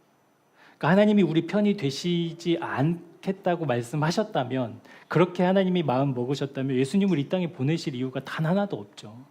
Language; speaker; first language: Korean; native; Korean